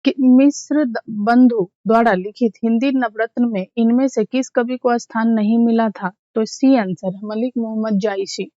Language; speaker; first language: Hindi; native; Hindi